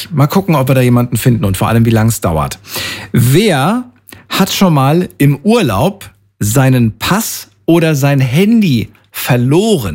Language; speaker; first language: German; native; German